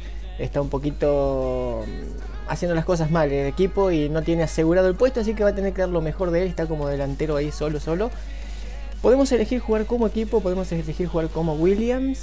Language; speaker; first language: Spanish; native; Spanish